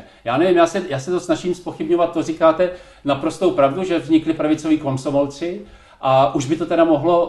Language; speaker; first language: Czech; native; Czech